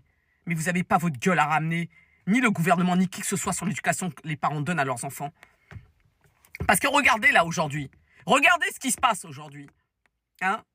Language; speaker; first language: French; native; French